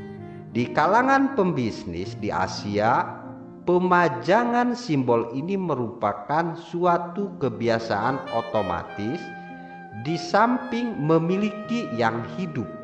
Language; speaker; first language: Indonesian; native; Indonesian